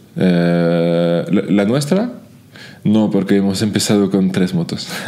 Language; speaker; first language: Spanish; non-native, fluent; French